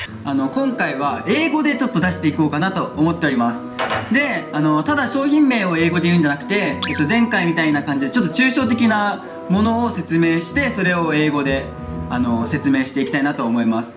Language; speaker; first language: Japanese; native; Japanese